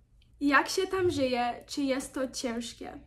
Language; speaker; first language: Polish; early bilingual, heritage; Polish